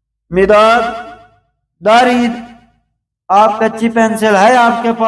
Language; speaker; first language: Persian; non-native, fluent; Urdu